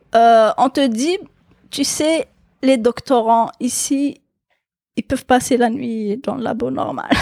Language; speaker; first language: French; non-native, local second language; Kabyle